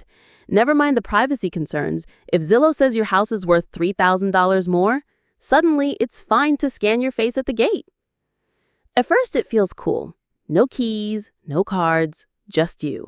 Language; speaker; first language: English; native; English